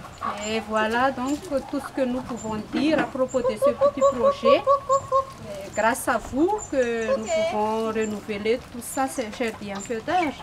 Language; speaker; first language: French; non-native, local second language; Malagasy